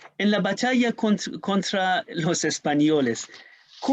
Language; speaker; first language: Spanish; non-native, learner; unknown